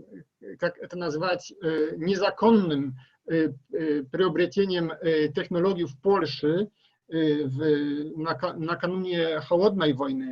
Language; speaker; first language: Russian; non-native, learner; Polish